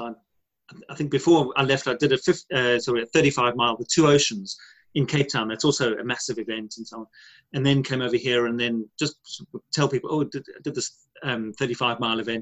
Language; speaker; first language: English; native; English